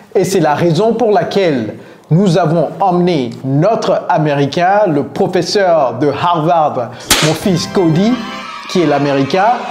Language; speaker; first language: French; native; French